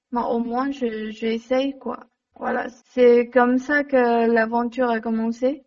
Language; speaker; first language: French; non-native, learner; Chinese